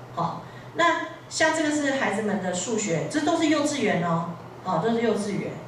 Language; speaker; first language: Chinese; native; Chinese